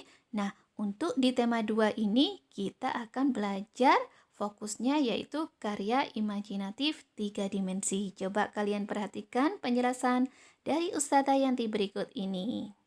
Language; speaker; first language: Indonesian; native; Indonesian